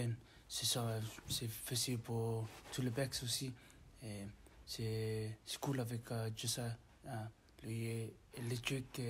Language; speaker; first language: French; non-native, learner; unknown